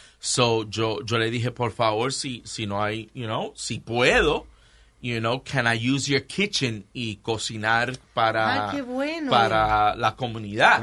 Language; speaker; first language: Spanish; early bilingual, heritage; Spanish